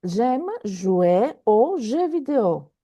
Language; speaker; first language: French; non-native, fluent; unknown